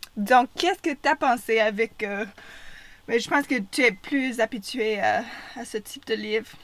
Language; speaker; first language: French; non-native, fluent; English